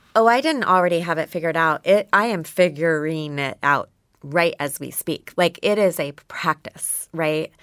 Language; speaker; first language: English; native; English